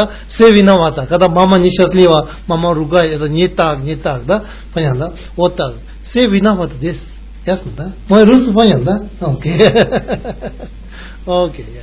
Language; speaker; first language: Russian; non-native, learner; Tibetan